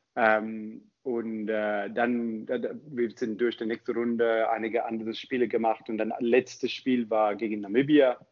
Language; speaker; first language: German; non-native, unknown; English